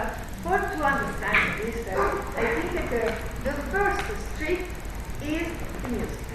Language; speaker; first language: English; non-native, learner; Italian